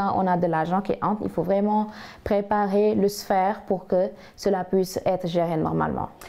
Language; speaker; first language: French; non-native, local second language; Wolof